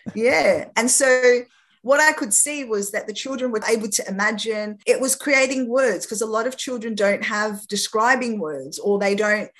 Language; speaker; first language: English; non-native, local second language; French